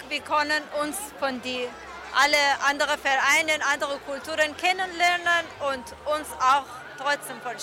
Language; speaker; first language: German; non-native, learner; Persian